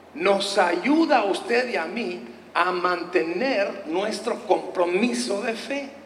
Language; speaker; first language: Spanish; native; Spanish